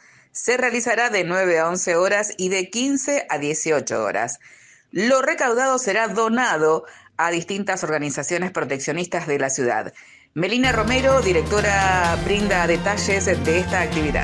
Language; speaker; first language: Spanish; native; Spanish